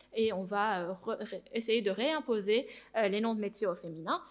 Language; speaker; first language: French; non-native, local second language; Arabic